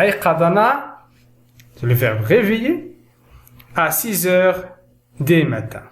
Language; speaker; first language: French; non-native, local second language; Arabic